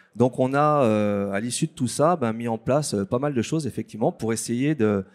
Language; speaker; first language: French; native; French